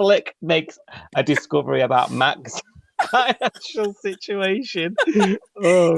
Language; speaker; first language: English; native; English